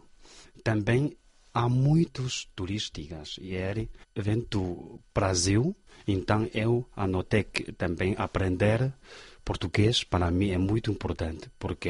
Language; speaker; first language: Portuguese; non-native, fluent; Chinese